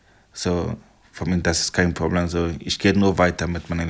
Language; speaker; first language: German; non-native, learner; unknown